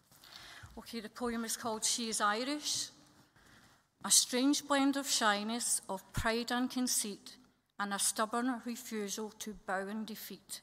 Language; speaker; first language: English; native; English